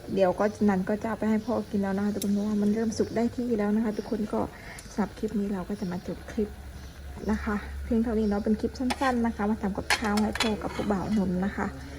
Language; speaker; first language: Thai; non-native, local second language; Northern Khmer